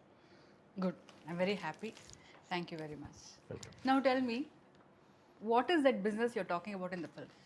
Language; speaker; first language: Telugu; non-native, fluent; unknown